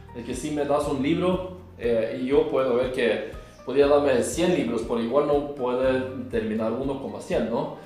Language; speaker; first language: Spanish; non-native, learner; Norwegian